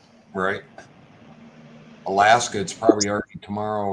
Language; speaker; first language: English; native; English